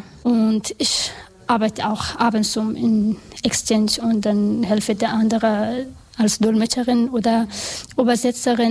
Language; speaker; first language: German; non-native, learner; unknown